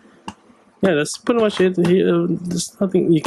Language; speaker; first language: English; native; English